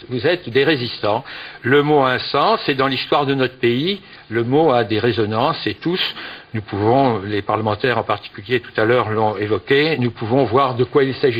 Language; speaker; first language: French; native; French